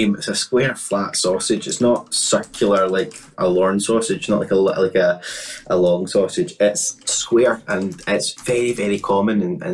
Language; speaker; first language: English; native; English